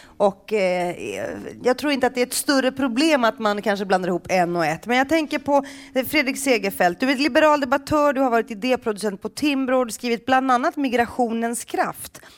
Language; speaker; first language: Swedish; native; Swedish